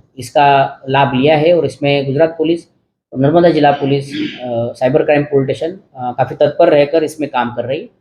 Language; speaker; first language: Hindi; non-native, local second language; Gujarati